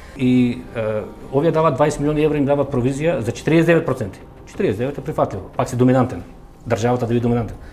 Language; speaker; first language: Macedonian; native; Macedonian